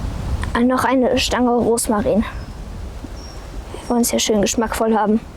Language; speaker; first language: German; native; German